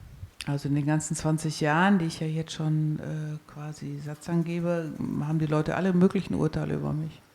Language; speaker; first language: German; native; German